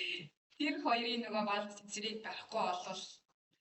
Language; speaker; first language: Mongolian; native; Mongolian